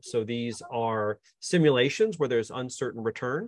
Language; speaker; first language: English; native; English